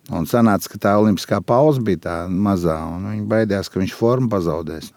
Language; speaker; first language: Latvian; native; Latvian